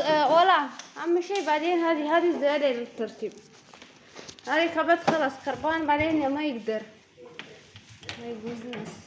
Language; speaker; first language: Arabic; non-native, learner; Amharic